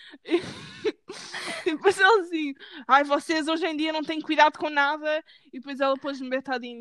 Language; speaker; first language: Portuguese; early bilingual, heritage; Portuguese